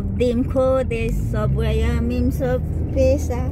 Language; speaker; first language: Hebrew; non-native, learner; Nepali